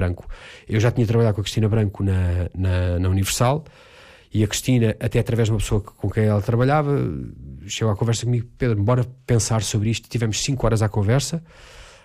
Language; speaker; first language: Portuguese; native; Portuguese